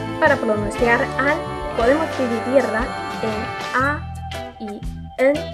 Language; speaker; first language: Spanish; non-native, fluent; Chinese